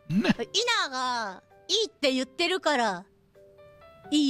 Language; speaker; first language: Japanese; native; Japanese